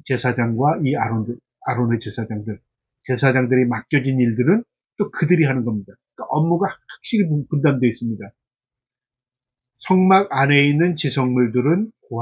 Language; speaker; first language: Korean; native; Korean